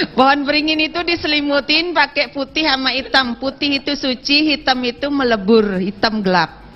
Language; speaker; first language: Indonesian; non-native, local second language; Balinese